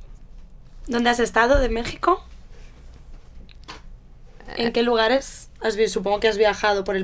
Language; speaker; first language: Spanish; native; Spanish